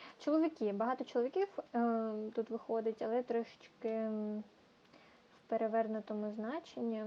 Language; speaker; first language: Ukrainian; non-native, local second language; Russian